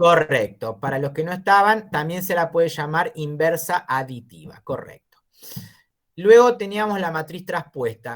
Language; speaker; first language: Spanish; native; Spanish